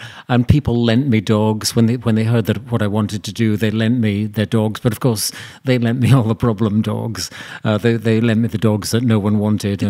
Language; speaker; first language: English; native; English